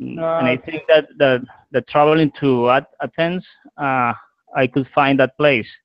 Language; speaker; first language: English; non-native, learner; Spanish